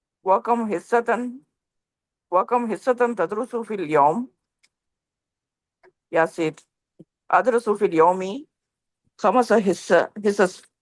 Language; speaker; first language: Arabic; non-native, learner; Urdu